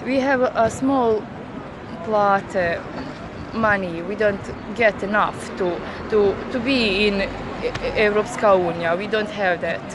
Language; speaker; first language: English; non-native, learner; Bosnian